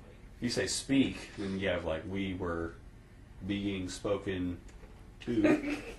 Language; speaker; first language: English; native; English